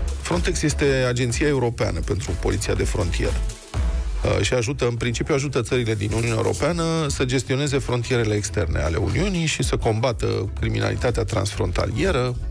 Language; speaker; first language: Romanian; native; Romanian